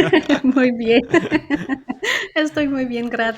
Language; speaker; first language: Spanish; non-native, fluent; French